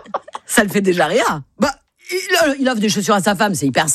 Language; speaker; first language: French; native; French